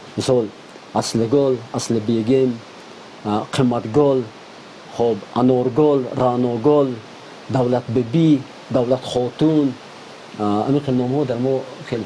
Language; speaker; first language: Tajik; non-native, local second language; Shughni